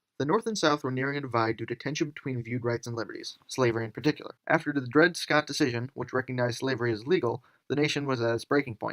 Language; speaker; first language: English; native; English